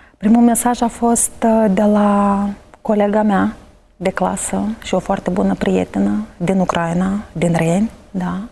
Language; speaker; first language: Romanian; early bilingual, heritage; Romanian